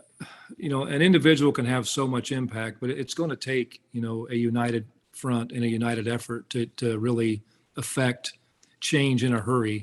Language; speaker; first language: English; native; English